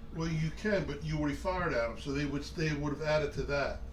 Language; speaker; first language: English; native; English